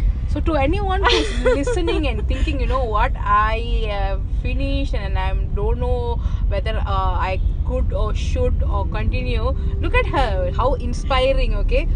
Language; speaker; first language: English; non-native, local second language; Tamil